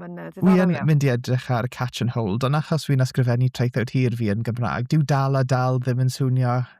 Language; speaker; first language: Welsh; native; Welsh